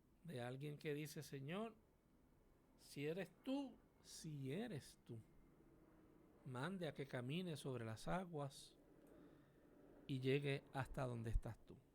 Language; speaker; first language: Spanish; native; Spanish